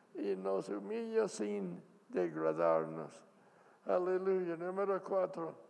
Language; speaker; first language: Spanish; non-native, fluent; English